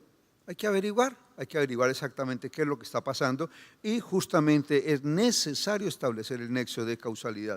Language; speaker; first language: Spanish; native; Spanish